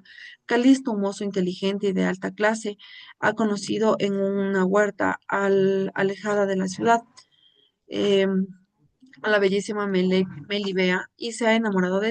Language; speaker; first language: Spanish; native; Spanish